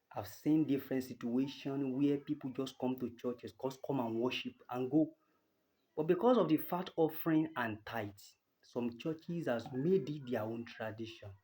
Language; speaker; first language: English; non-native, local second language; Yoruba